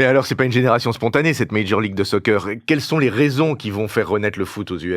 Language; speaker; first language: French; native; French